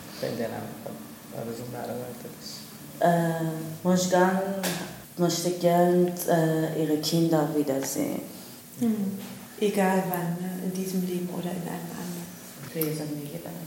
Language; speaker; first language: German; non-native, learner; Persian